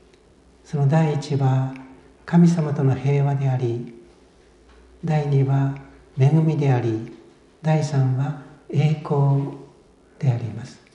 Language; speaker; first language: Japanese; native; Japanese